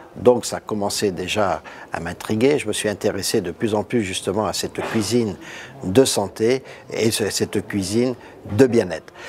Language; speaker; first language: French; native; French